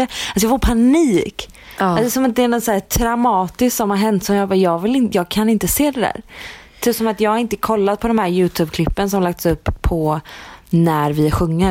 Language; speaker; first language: Swedish; native; Swedish